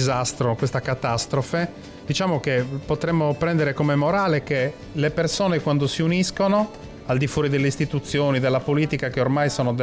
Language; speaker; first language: Italian; native; Italian